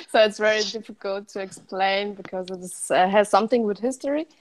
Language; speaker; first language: English; non-native, learner; Russian